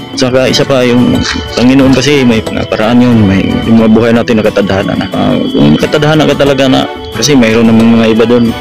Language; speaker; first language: Filipino; non-native, local second language; Cebuano